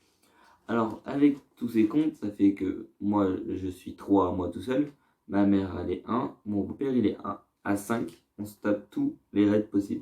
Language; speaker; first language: French; native; French